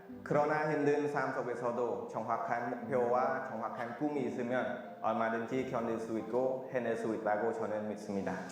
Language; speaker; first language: Korean; non-native, fluent; Khmer